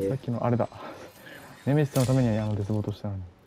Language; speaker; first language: Japanese; native; Japanese